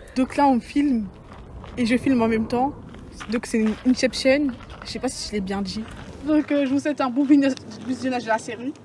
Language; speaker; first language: French; early bilingual, other home language; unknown